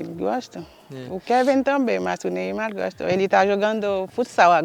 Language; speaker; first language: Portuguese; non-native, learner; Haitian Creole